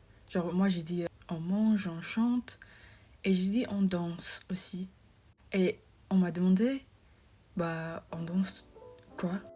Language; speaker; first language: French; non-native, fluent; English